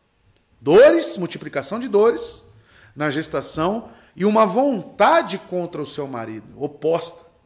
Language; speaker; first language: Portuguese; native; Portuguese